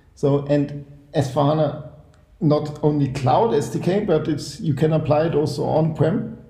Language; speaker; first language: English; non-native, fluent; German